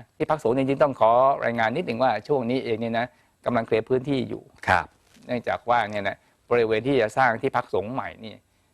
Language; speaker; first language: Thai; native; Thai